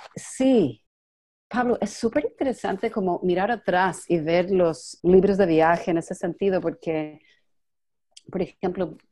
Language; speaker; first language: Spanish; non-native, fluent; English